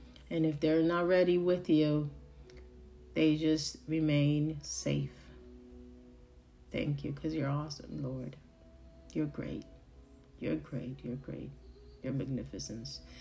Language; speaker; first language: English; non-native, fluent; Spanish